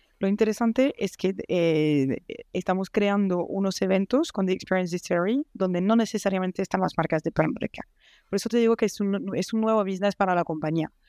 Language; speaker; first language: Spanish; non-native, fluent; French